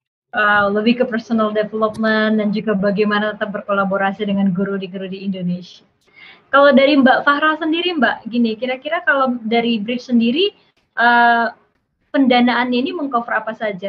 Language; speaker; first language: Indonesian; native; Indonesian